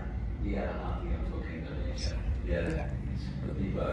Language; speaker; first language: Indonesian; non-native, learner; English